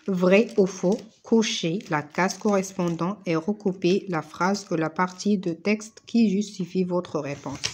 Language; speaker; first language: French; non-native, local second language; Arabic